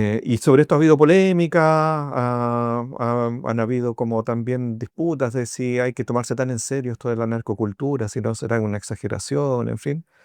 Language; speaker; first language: Spanish; native; Spanish